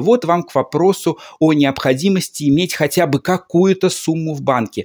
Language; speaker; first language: Russian; native; Russian